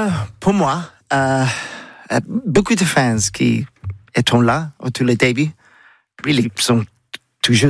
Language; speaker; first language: French; non-native, learner; English